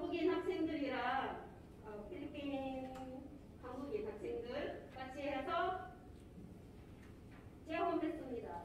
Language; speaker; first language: Korean; non-native, fluent; Filipino